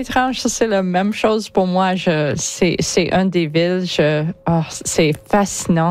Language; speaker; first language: French; non-native, learner; English